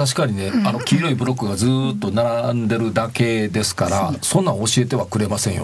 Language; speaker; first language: Japanese; native; Japanese